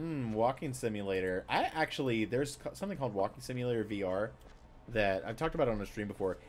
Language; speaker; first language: English; native; English